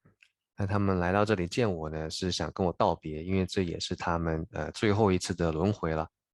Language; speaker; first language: Chinese; native; Chinese